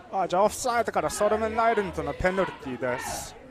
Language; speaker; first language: Japanese; non-native, learner; English